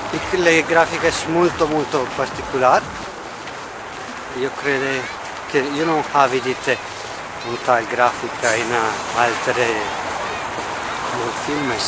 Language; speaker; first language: Italian; non-native, learner; Russian